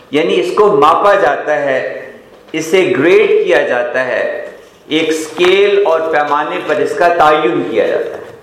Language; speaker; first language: Urdu; non-native, local second language; Punjabi